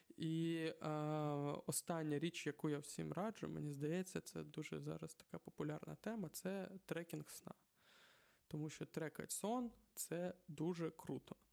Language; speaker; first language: Ukrainian; non-native, local second language; Russian